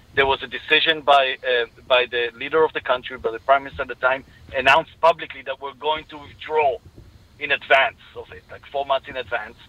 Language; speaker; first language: English; non-native, fluent; Hebrew